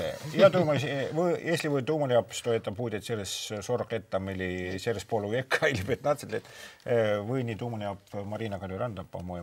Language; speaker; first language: Russian; non-native, local second language; Estonian